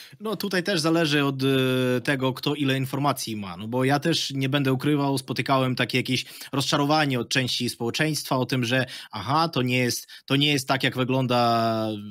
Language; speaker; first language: Polish; non-native, fluent; Ukrainian